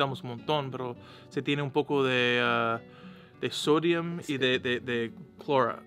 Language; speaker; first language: Spanish; non-native, learner; English